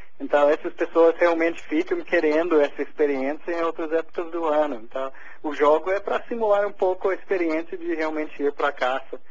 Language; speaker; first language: Portuguese; non-native, fluent; English